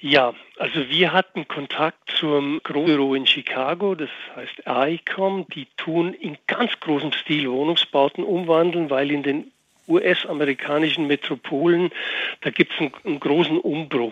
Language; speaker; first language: German; native; German